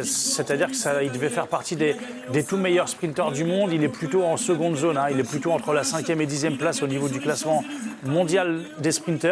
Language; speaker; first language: French; native; French